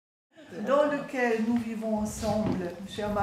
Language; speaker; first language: French; non-native, fluent; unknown